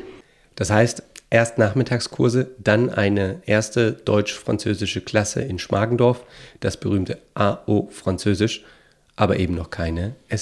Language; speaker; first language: German; native; German